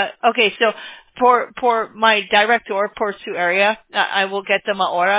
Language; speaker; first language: Spanish; non-native, learner; English